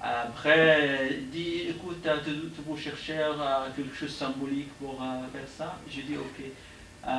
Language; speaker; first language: French; non-native, learner; Arabic